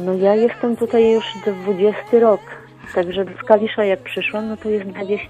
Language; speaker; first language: Polish; native; Polish